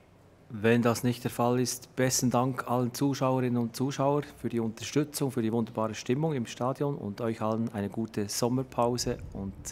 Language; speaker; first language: German; native; German